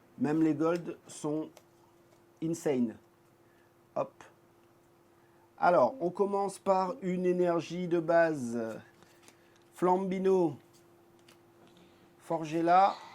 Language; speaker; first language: French; native; French